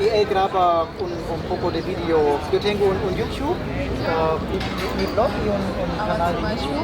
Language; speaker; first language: Spanish; non-native, learner; German